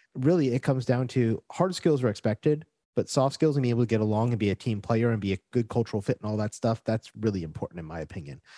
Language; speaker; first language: English; native; English